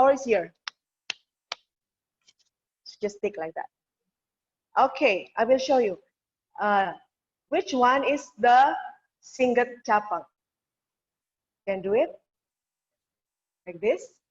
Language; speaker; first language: English; non-native, learner; Indonesian